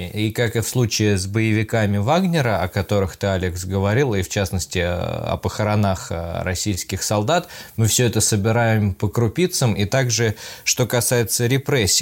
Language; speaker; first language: Russian; native; Russian